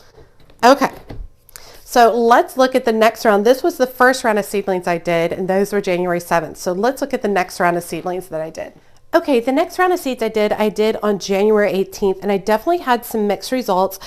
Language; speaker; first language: English; native; English